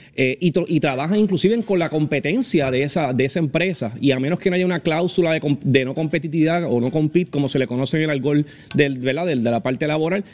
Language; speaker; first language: Spanish; native; Spanish